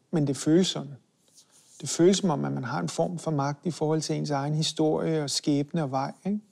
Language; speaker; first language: Danish; early bilingual, other home language; Hebrew